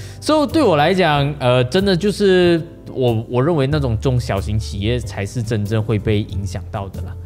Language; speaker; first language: Chinese; native; Chinese